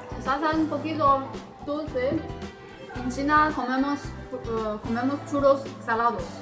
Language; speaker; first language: Spanish; non-native, fluent; Chinese